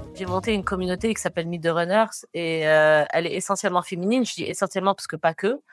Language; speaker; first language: French; non-native, local second language; Arabic